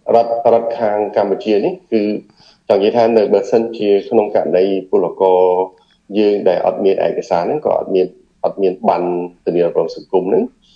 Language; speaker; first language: Khmer; native; Khmer